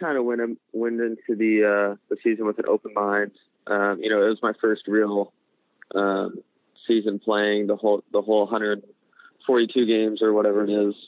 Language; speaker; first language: English; native; English